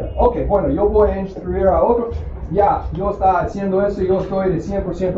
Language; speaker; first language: Spanish; non-native, fluent; English